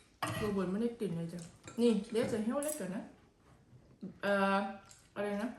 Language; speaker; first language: Dutch; non-native, learner; Thai